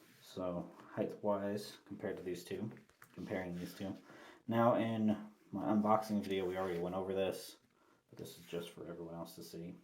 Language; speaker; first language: English; native; English